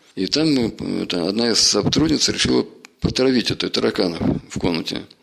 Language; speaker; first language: Russian; native; Russian